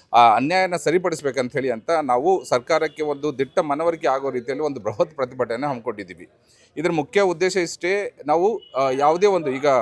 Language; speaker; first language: Kannada; non-native, local second language; Lambadi